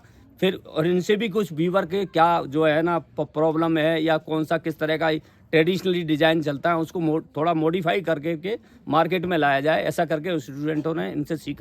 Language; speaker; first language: Hindi; native; Hindi